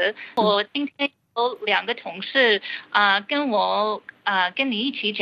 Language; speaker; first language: Chinese; early bilingual, heritage; Chinese